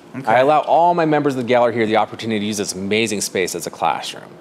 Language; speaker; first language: English; native; English